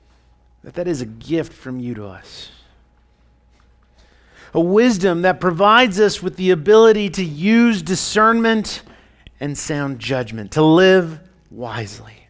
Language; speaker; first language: English; native; English